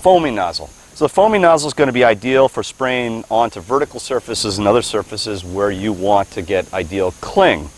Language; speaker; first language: English; native; English